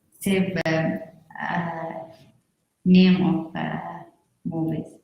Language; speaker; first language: English; non-native, learner; Arabic